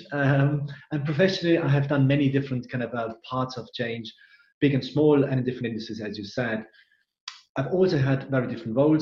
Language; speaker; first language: English; non-native, fluent; German